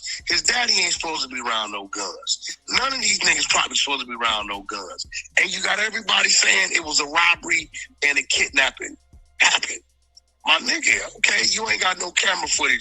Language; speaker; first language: English; native; English